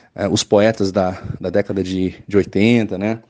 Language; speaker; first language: Portuguese; native; Portuguese